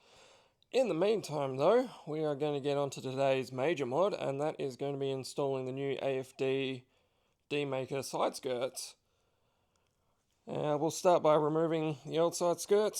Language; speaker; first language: English; native; English